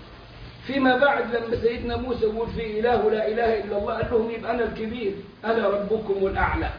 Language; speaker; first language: Arabic; native; Arabic